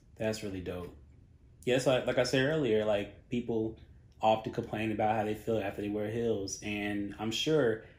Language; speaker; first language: English; native; English